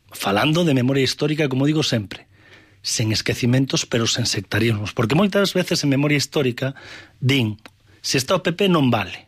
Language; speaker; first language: Galician; native; Galician